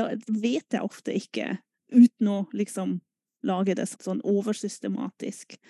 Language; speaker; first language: Norwegian; non-native, fluent; German